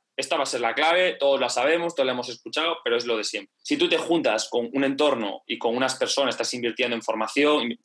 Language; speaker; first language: Spanish; native; Spanish